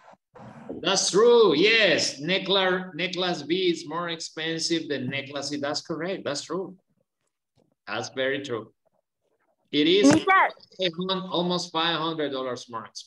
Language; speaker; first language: English; non-native, fluent; Spanish